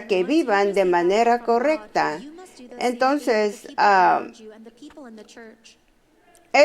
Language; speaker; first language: Spanish; non-native, fluent; Korean